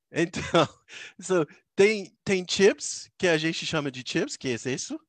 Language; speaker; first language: Portuguese; non-native, fluent; English